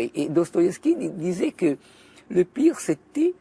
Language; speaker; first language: French; non-native, fluent; Italian